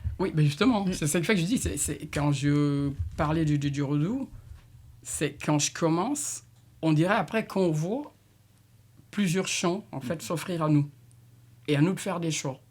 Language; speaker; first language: French; non-native, local second language; Jola-Fonyi